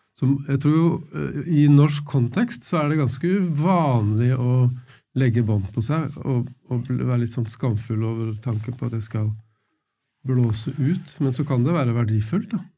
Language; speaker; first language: Norwegian; native; Norwegian